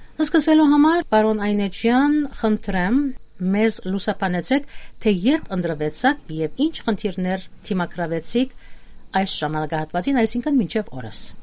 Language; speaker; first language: Armenian; native; Armenian